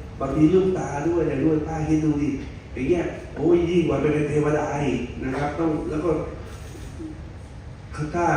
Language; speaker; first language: Thai; native; Thai